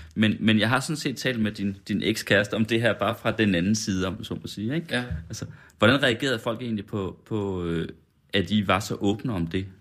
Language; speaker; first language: Danish; native; Danish